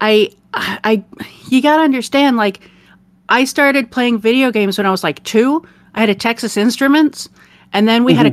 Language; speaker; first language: English; native; English